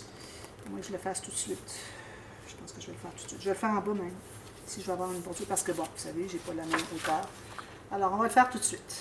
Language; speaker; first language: French; native; French